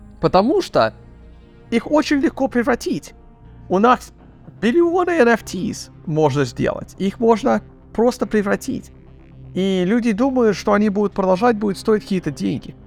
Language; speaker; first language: Russian; early bilingual, heritage; Russian